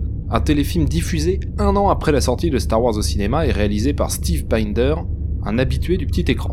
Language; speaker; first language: French; native; French